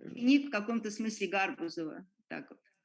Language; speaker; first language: Russian; native; Russian